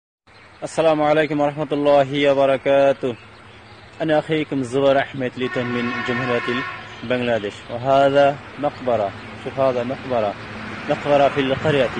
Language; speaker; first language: Arabic; non-native, learner; Bangla